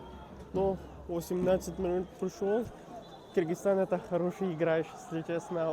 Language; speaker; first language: Russian; non-native, learner; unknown